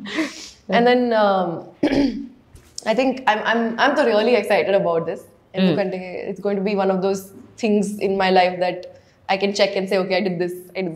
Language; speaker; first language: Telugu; non-native, local second language; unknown